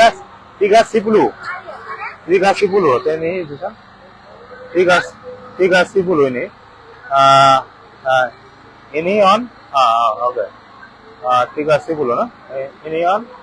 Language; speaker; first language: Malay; non-native, learner; Bangla